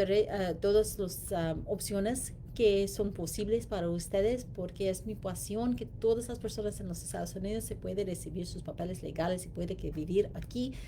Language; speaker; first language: Spanish; non-native, learner; English